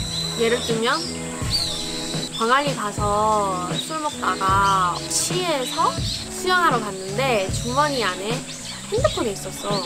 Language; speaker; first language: Korean; non-native, fluent; English